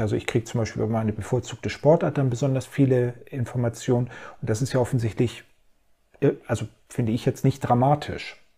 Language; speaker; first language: German; native; German